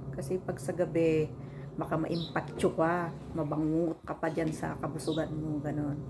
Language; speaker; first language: Filipino; native; Filipino